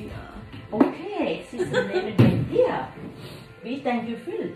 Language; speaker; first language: German; non-native, learner; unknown